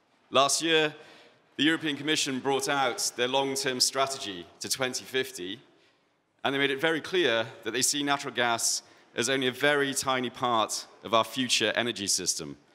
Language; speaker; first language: English; native; English